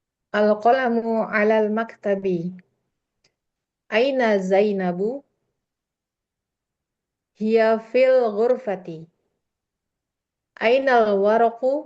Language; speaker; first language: Arabic; non-native, learner; Indonesian